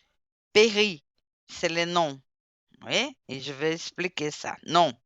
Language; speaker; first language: French; non-native, fluent; Portuguese